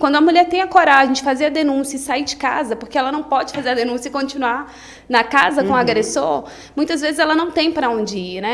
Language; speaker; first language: Portuguese; native; Portuguese